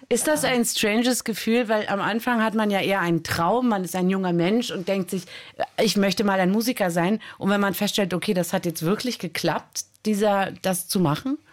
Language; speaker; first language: German; native; German